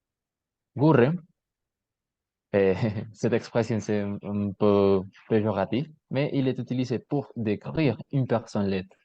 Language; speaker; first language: French; non-native, learner; Spanish